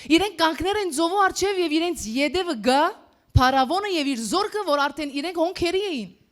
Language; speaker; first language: Armenian; early bilingual, heritage; Armenian